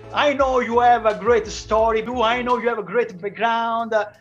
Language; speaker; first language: English; non-native, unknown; Italian